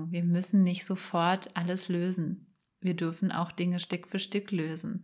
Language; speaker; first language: German; native; German